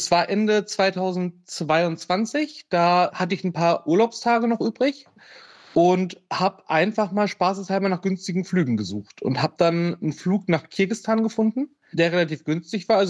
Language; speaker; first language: German; native; German